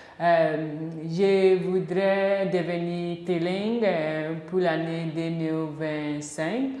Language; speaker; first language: French; non-native, learner; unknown